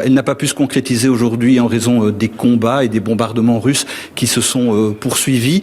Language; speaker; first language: French; native; French